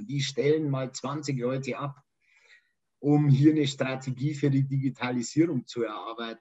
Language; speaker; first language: German; native; German